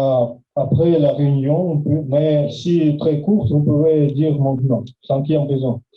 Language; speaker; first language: French; non-native, fluent; Russian